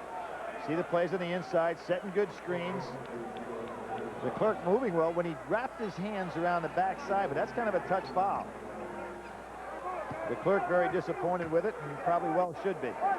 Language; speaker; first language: English; native; English